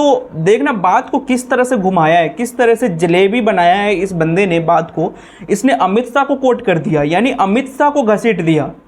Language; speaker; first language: Hindi; native; Hindi